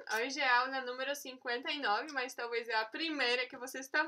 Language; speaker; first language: Portuguese; non-native, fluent; Polish